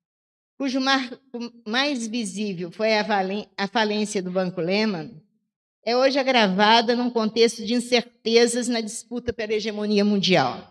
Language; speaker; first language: Portuguese; native; Portuguese